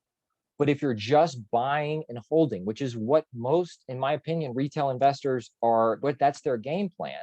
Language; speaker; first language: English; native; English